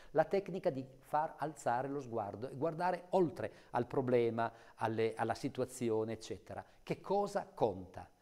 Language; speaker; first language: Italian; native; Italian